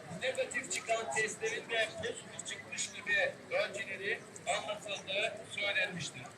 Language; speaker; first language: Turkish; native; Turkish